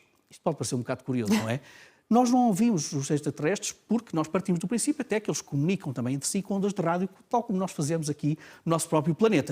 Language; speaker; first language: Portuguese; native; Portuguese